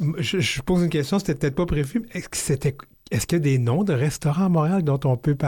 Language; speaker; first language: French; native; French